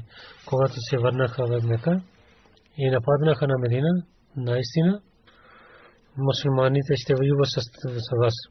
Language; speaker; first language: Bulgarian; non-native, learner; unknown